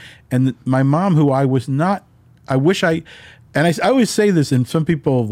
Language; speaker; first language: English; native; English